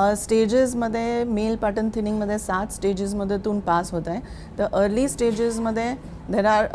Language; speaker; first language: Marathi; non-native, local second language; Hindi